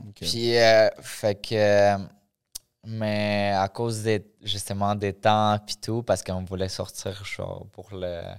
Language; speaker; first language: French; early bilingual, other home language; Spanish